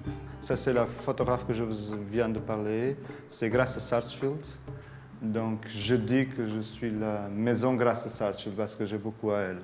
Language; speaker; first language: French; non-native, fluent; Portuguese